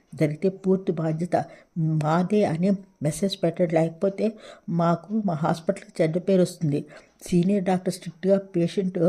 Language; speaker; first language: Telugu; native; Telugu